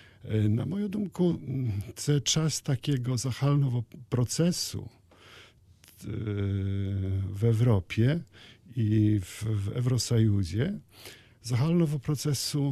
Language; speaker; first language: Ukrainian; non-native, learner; Polish